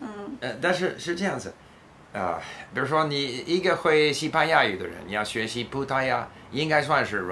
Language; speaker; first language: Chinese; non-native, fluent; English